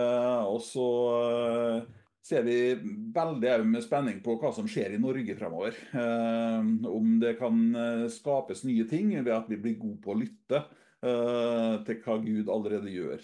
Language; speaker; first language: Norwegian; native; Norwegian